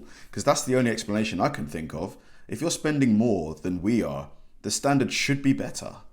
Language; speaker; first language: English; native; English